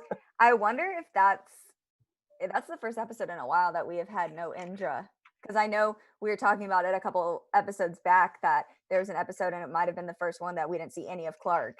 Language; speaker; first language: English; native; English